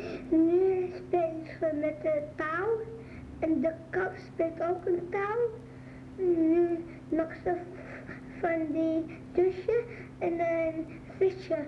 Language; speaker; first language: Dutch; early bilingual, other home language; Arabic